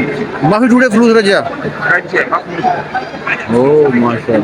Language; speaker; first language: Arabic; non-native, learner; Urdu